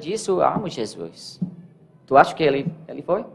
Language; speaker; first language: Portuguese; non-native, learner; English